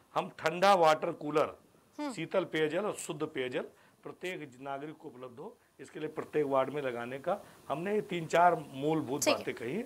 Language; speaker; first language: Hindi; native; Hindi